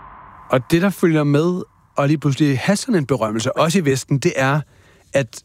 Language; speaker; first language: Danish; native; Danish